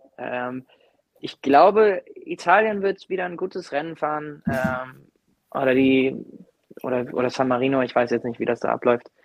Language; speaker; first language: German; native; German